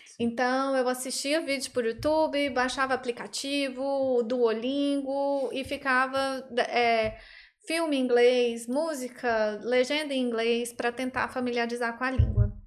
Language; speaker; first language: Portuguese; native; Portuguese